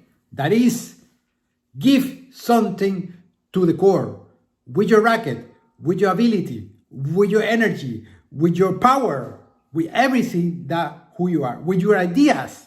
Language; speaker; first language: English; non-native, fluent; Spanish